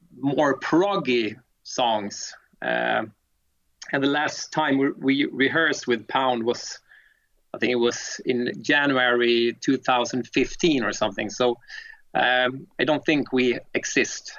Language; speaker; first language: English; non-native, fluent; Swedish